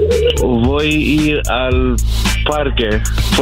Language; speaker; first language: Spanish; early bilingual, heritage; Spanish